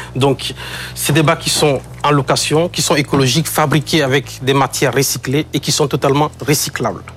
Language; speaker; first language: French; non-native, local second language; Ewe